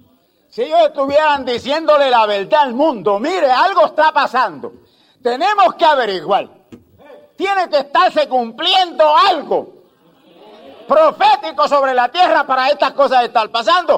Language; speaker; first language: Spanish; native; Spanish